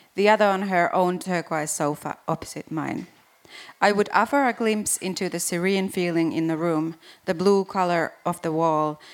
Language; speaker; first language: English; non-native, fluent; Finnish